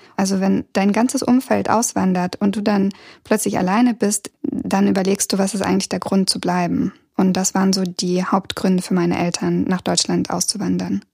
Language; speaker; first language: German; early bilingual, other home language; Russian